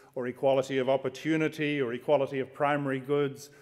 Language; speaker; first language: English; native; English